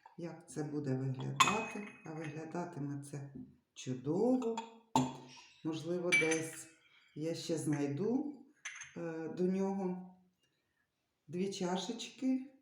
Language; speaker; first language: Ukrainian; non-native, local second language; Russian